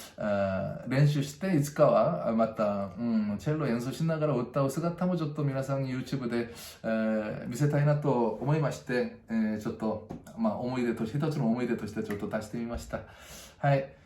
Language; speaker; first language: Japanese; non-native, fluent; Korean